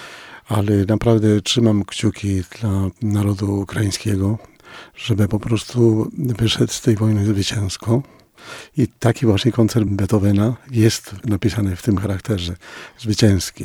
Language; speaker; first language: Polish; non-native, fluent; Spanish